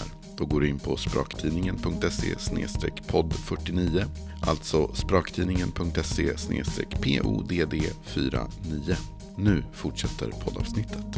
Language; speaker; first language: Swedish; native; Swedish